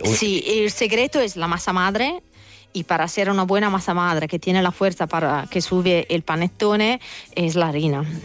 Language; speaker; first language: Spanish; non-native, fluent; Italian